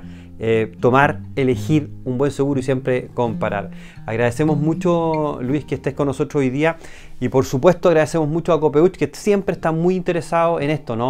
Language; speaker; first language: Spanish; native; Spanish